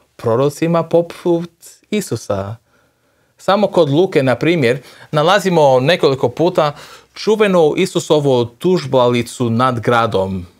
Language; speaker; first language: Croatian; non-native, fluent; Portuguese